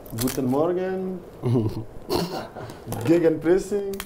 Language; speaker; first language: German; non-native, learner; French